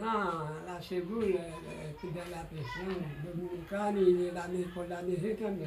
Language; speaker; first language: Spanish; non-native, learner; Haitian Creole